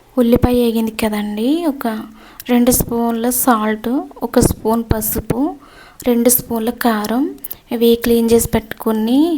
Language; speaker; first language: Telugu; native; Telugu